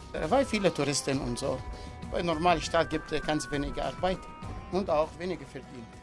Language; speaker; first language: German; non-native, learner; Arabic